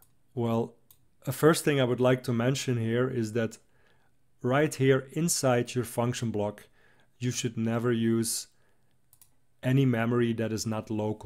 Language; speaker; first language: English; non-native, fluent; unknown